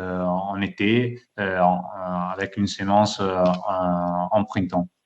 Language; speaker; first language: French; non-native, fluent; Italian